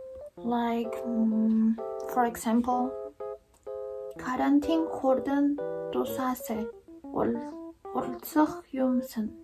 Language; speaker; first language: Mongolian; non-native, learner; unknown